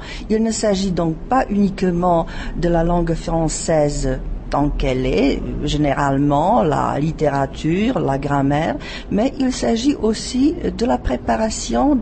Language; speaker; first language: French; non-native, fluent; Czech